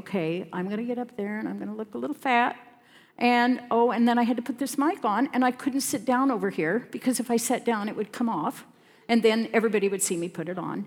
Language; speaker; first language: English; native; English